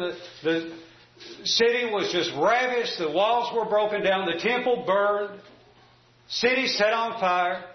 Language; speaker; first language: English; native; English